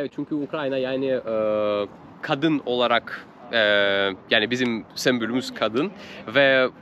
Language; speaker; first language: Turkish; non-native, fluent; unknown